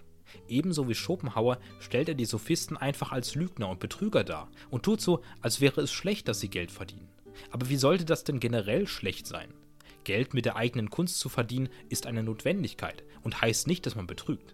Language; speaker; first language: German; native; German